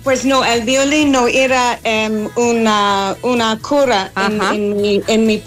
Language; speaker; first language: Spanish; non-native, learner; English